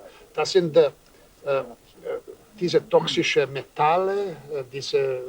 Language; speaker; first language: German; non-native, fluent; Serbian